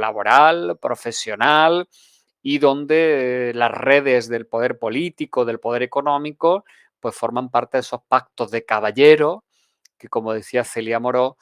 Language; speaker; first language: Spanish; native; Spanish